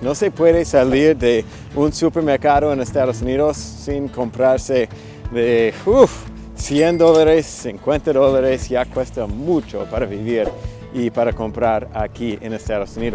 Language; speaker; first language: Spanish; non-native, fluent; English